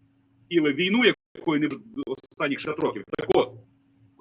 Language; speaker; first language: Ukrainian; native; Ukrainian